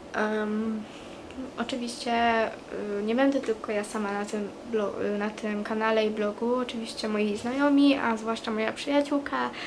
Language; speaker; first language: Polish; non-native, fluent; Italian